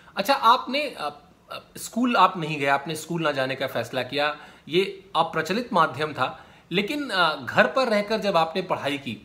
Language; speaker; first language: Hindi; native; Hindi